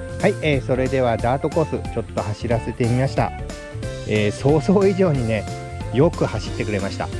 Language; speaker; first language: Japanese; native; Japanese